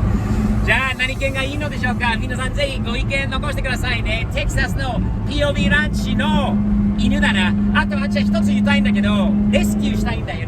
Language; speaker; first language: Japanese; non-native, fluent; English